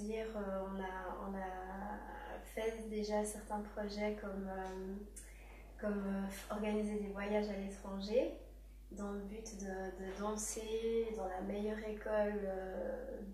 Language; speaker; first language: French; native; French